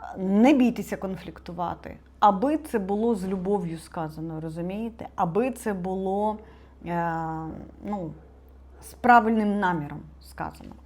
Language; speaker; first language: Ukrainian; non-native, local second language; Russian